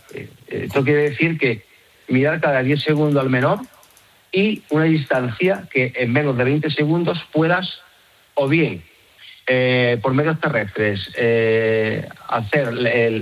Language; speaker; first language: Spanish; native; Spanish